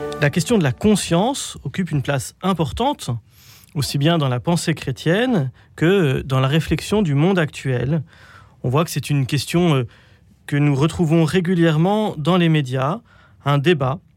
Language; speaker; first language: French; native; French